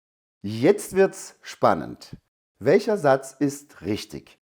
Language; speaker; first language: German; non-native, fluent; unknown